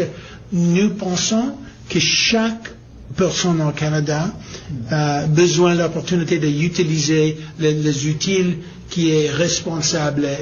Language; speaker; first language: French; non-native, learner; English